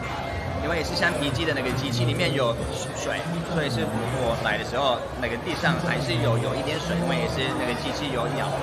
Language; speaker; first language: Chinese; non-native, fluent; Turkish